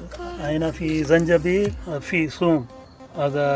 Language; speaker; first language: Arabic; non-native, learner; Urdu